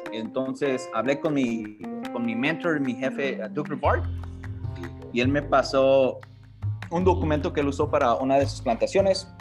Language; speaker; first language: Spanish; early bilingual, heritage; Spanish